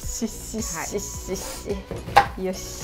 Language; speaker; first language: Japanese; native; Japanese